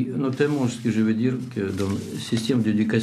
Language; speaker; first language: French; non-native, learner; Russian